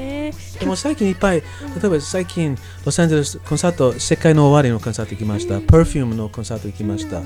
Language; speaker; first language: Japanese; non-native, learner; English